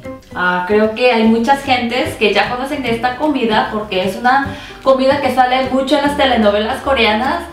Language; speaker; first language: Spanish; non-native, fluent; Korean